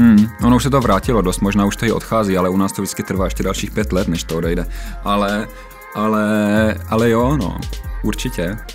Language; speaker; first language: Czech; native; Czech